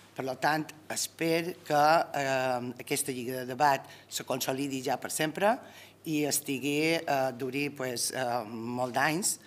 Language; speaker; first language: Catalan; native; Catalan